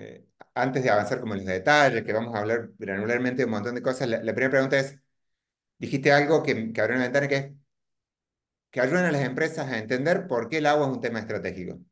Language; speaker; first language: Spanish; native; Spanish